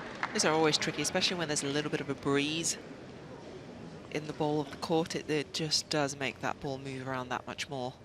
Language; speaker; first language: English; native; English